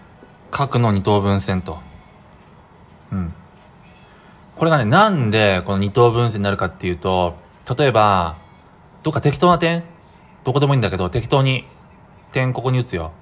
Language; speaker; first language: Japanese; native; Japanese